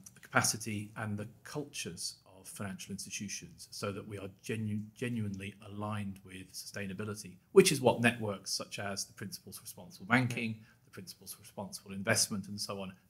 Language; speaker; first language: English; native; English